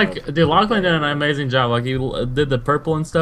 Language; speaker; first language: English; native; English